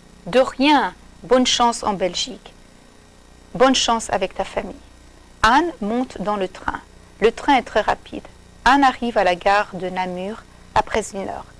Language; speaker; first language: French; non-native, fluent; English